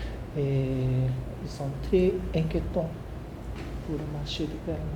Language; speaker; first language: French; non-native, learner; Japanese